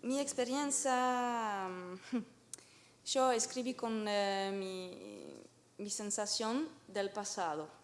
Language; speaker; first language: Spanish; non-native, learner; French